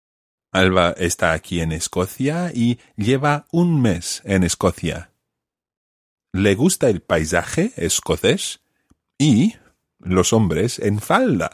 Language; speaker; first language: Spanish; non-native, fluent; English